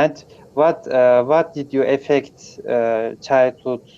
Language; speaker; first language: English; non-native, learner; Turkish